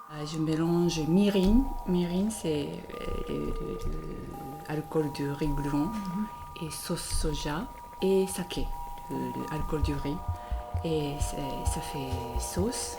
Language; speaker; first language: French; non-native, fluent; Japanese